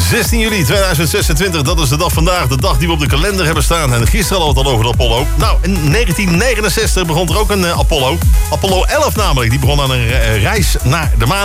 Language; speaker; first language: Dutch; native; Dutch